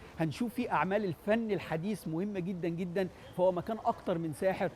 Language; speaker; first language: Egyptian Arabic; native; Egyptian Arabic